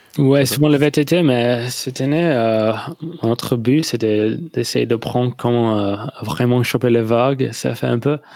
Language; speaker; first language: French; non-native, learner; English